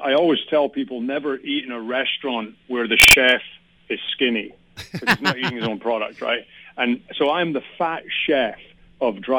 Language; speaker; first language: English; native; English